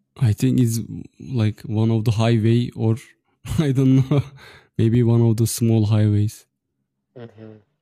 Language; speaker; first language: English; non-native, fluent; Turkish